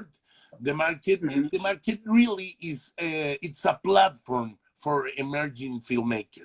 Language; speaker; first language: English; non-native, learner; Spanish